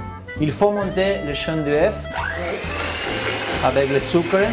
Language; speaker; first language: French; non-native, fluent; Spanish